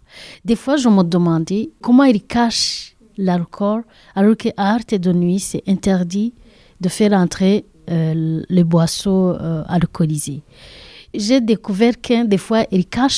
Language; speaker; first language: French; non-native, learner; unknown